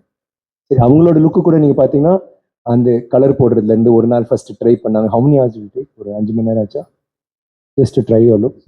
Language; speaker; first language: Tamil; native; Tamil